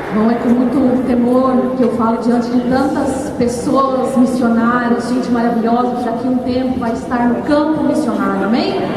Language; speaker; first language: Portuguese; native; Portuguese